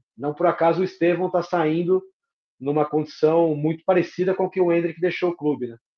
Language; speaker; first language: Portuguese; native; Portuguese